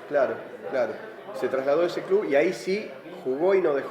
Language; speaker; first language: Spanish; native; Spanish